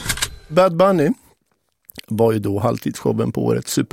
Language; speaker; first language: Swedish; native; Swedish